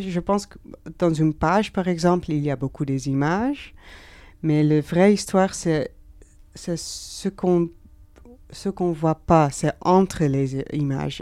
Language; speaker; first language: French; non-native, learner; Dutch